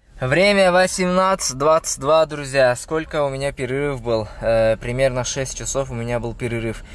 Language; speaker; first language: Russian; non-native, fluent; Uzbek